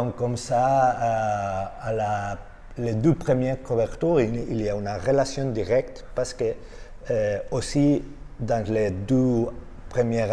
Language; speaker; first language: French; non-native, learner; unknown